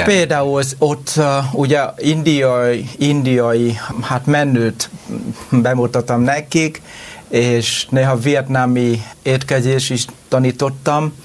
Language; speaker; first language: Hungarian; non-native, learner; Vietnamese